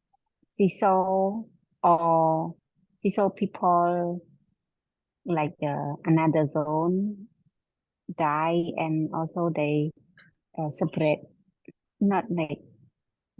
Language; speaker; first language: English; non-native, learner; Khmer